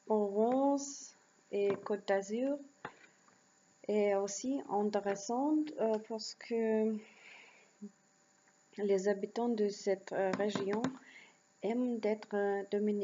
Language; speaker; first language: French; non-native, learner; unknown